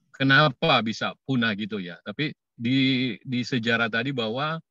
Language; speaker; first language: Indonesian; native; Indonesian